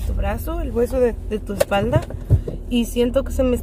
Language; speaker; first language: Spanish; early bilingual, heritage; Spanish